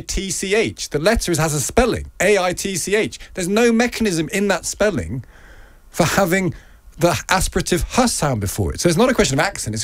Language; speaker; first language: English; native; English